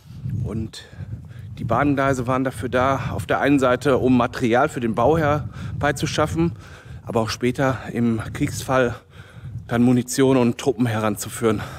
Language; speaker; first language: German; native; German